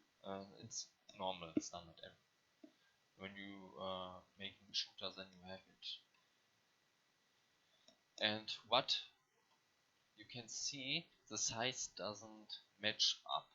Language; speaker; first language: English; non-native, learner; German